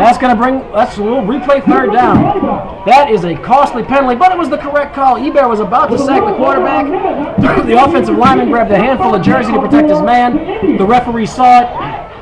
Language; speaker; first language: English; native; English